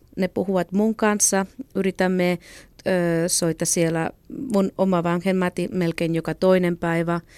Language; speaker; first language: Finnish; non-native, fluent; Catalan